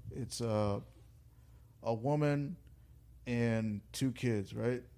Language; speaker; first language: English; native; English